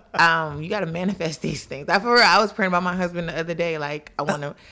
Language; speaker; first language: English; native; English